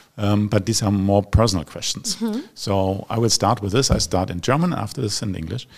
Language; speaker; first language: English; non-native, fluent; German